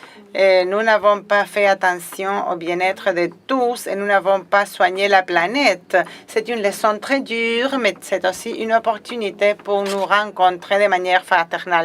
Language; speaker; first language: French; non-native, fluent; Spanish